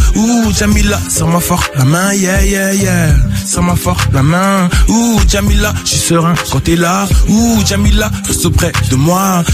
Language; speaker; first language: French; native; French